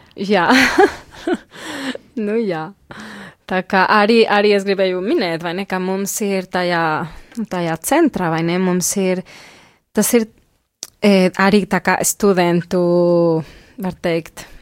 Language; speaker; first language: Latvian; non-native, fluent; Spanish